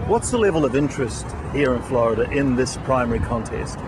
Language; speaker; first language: English; native; English